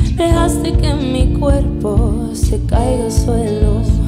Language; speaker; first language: English; early bilingual, other home language; Spanish